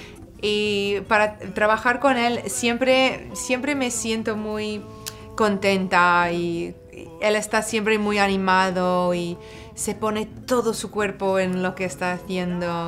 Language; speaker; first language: Spanish; non-native, fluent; English